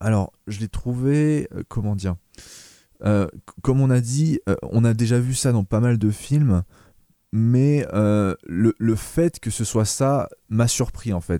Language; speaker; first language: French; native; French